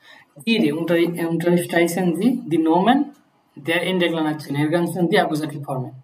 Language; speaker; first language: German; non-native, fluent; Bangla